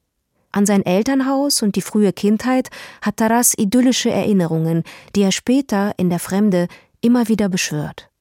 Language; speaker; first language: German; native; German